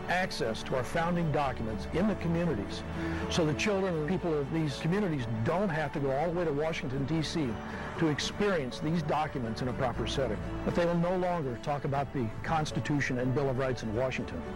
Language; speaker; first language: English; native; English